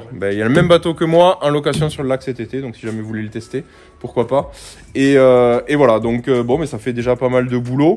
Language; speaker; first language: French; native; French